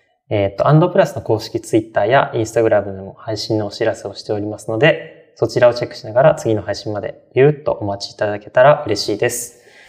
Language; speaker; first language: Japanese; native; Japanese